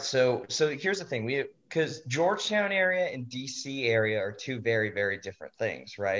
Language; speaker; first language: English; native; English